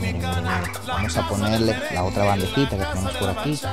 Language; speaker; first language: Spanish; native; Spanish